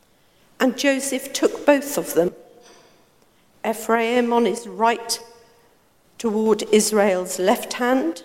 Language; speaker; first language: English; native; English